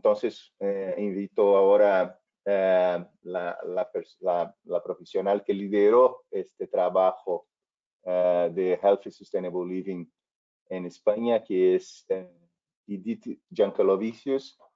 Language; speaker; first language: Spanish; non-native, fluent; Portuguese